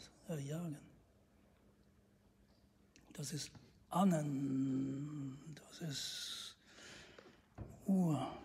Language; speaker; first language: German; non-native, fluent; Russian